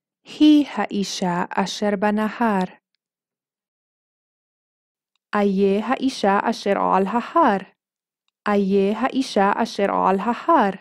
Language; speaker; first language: Hebrew; non-native, fluent; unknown